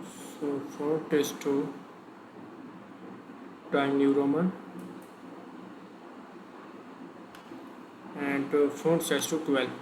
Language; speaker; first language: English; non-native, learner; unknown